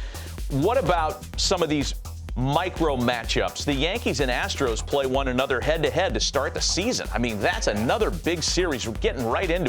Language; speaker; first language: English; native; English